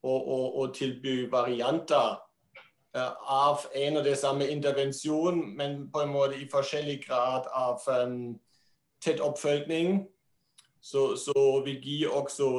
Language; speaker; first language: Norwegian; non-native, fluent; German